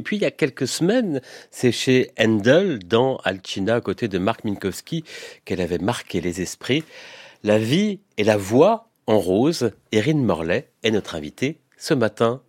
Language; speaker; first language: French; native; French